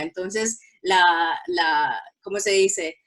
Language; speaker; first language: Spanish; non-native, local second language; English